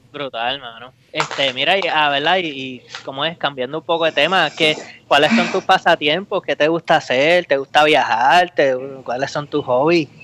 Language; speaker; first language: Spanish; native; Spanish